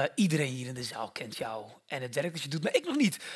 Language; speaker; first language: Dutch; native; Dutch